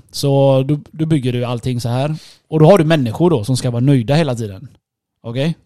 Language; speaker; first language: Swedish; early bilingual, other home language; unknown